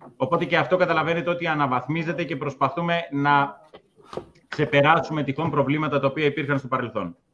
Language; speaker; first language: Greek; native; Greek